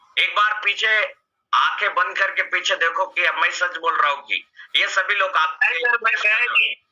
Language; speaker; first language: Hindi; non-native, local second language; Marathi